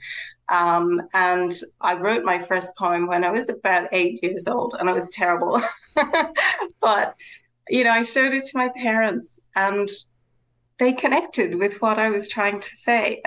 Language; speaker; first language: English; native; English